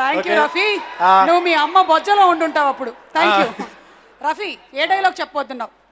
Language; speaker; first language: Telugu; native; Telugu